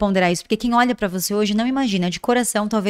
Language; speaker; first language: Portuguese; native; Portuguese